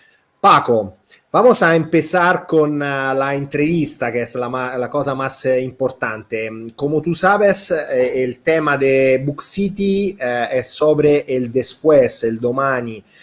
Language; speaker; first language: Spanish; non-native, fluent; Italian